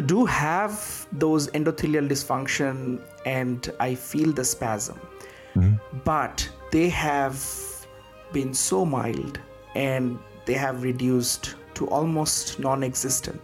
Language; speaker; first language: English; non-native, local second language; Bangla